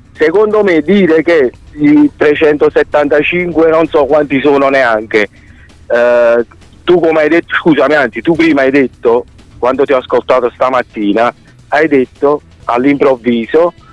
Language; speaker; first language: Italian; native; Italian